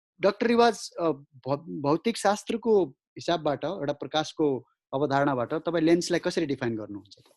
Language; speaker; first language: Nepali; native; Nepali